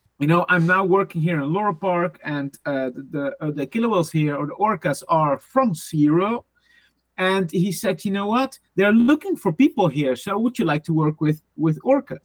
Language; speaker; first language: English; non-native, fluent; Dutch